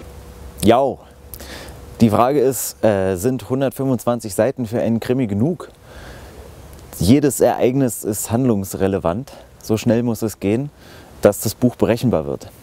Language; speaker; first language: German; native; German